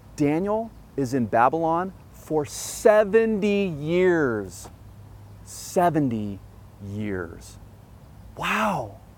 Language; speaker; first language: English; early bilingual, other home language; Dutch